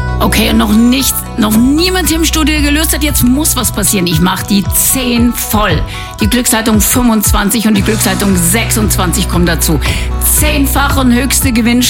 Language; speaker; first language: German; native; German